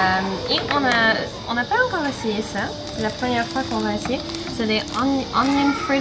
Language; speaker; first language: French; non-native, fluent; Dutch